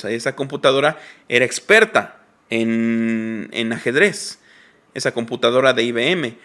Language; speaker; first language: Spanish; native; Spanish